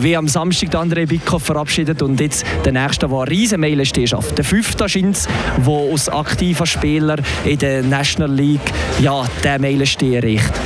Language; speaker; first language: German; native; German